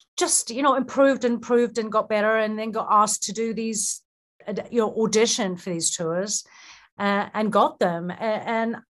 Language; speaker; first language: English; native; English